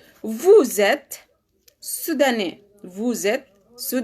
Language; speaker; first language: French; non-native, learner; Arabic